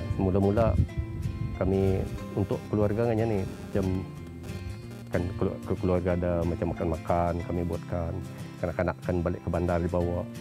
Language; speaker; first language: Malay; native; Malay